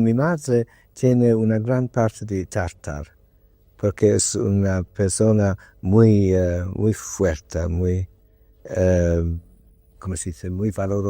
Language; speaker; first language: Spanish; non-native, learner; English